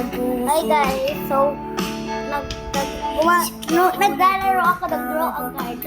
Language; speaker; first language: Filipino; native; Filipino